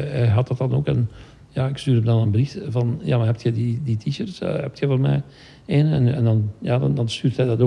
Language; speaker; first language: Dutch; native; Dutch